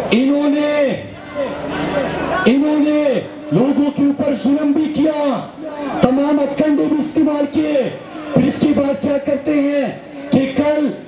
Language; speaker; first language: Urdu; non-native, local second language; Pashto